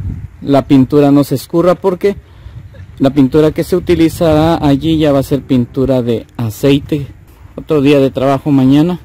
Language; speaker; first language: Spanish; native; Spanish